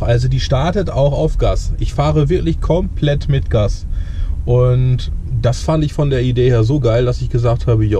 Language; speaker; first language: German; native; German